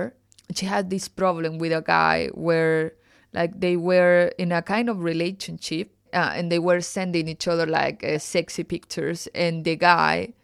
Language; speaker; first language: English; non-native, fluent; Spanish